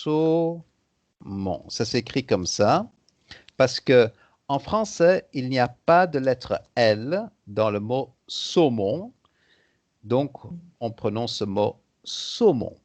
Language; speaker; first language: French; native; French